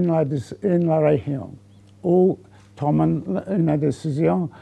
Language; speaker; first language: Spanish; non-native, fluent; English